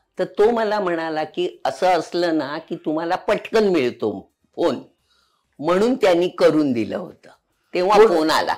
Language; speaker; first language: Marathi; non-native, local second language; Konkani